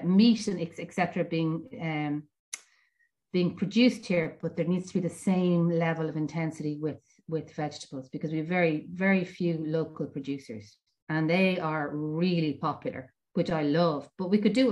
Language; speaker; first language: English; native; English